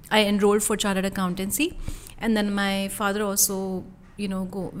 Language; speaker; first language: English; non-native, local second language; Hindi